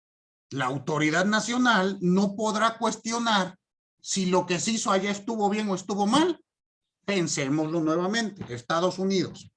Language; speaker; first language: Spanish; native; Spanish